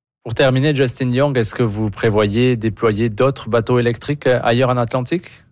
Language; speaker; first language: French; native; French